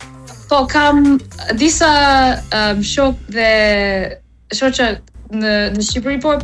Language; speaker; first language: Albanian; early bilingual, heritage; English